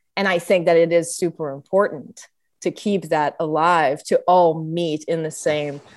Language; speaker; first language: English; native; English